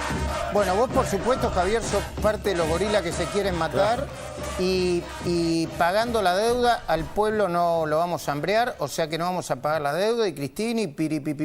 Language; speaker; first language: Spanish; native; Spanish